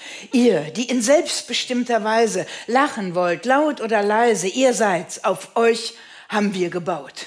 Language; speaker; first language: German; native; German